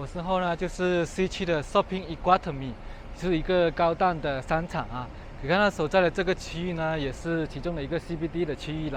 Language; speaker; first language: Chinese; native; Chinese